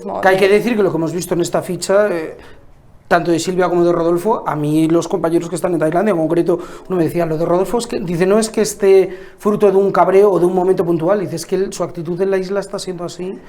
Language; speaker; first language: Spanish; native; Spanish